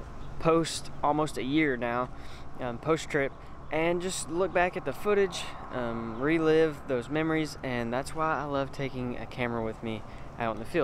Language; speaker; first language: English; native; English